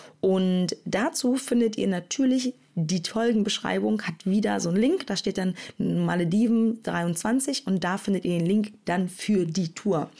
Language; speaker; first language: German; native; German